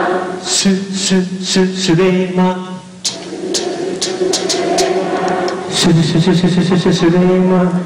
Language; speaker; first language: Japanese; non-native, learner; Turkish